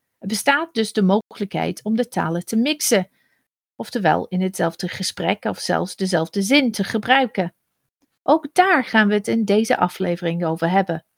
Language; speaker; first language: Dutch; non-native, fluent; English